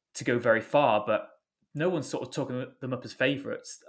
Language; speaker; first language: English; native; English